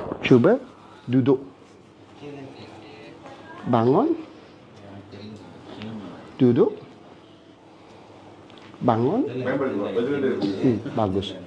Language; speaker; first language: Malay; non-native, local second language; Cantonese